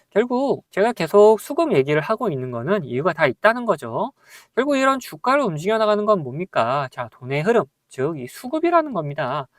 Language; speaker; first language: Korean; native; Korean